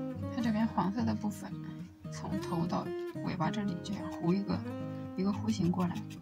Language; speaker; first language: Chinese; native; Chinese